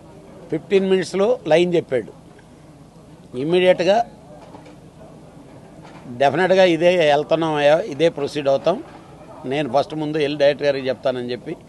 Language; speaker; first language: Telugu; native; Telugu